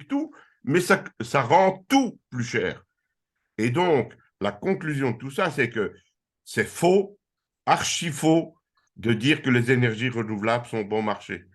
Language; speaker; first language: French; native; French